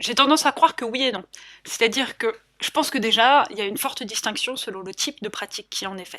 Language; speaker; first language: French; native; French